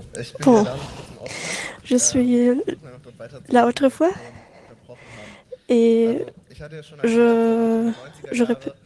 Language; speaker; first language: French; non-native, learner; German